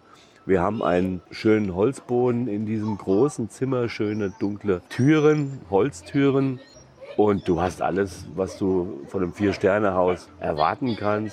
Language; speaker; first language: German; native; German